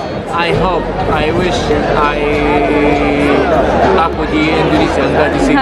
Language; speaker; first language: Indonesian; non-native, fluent; Arabic